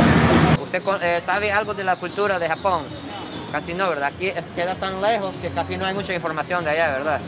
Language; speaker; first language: Spanish; non-native, fluent; Japanese